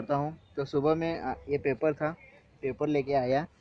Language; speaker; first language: Hindi; non-native, local second language; Marathi